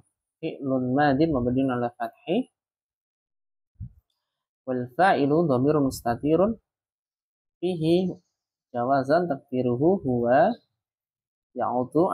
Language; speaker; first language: Arabic; non-native, fluent; Indonesian